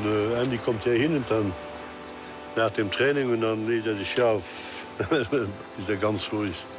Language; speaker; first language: German; non-native, local second language; Luxembourgish